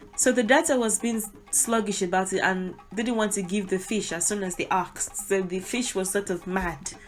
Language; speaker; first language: English; non-native, local second language; Yoruba